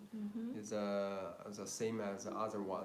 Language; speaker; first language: English; non-native, learner; Chinese